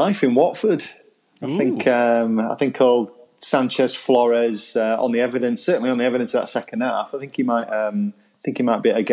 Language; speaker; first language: English; native; English